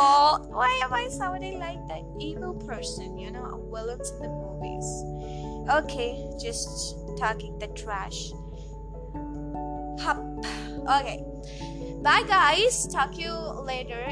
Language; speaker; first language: English; native; English